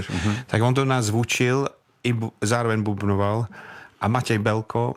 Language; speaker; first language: Czech; non-native, learner; English